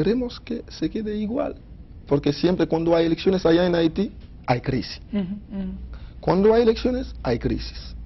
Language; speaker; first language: Spanish; non-native, fluent; Haitian Creole